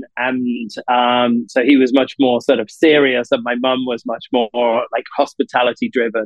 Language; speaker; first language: English; native; English